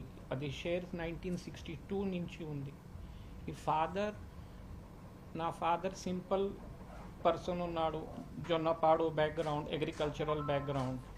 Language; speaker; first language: Telugu; early bilingual, heritage; Telugu